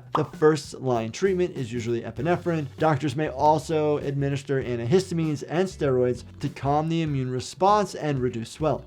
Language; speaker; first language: English; native; English